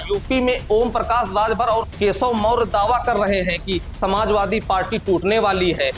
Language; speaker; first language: Hindi; native; Hindi